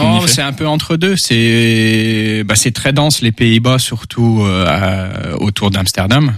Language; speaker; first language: French; early bilingual, heritage; Dutch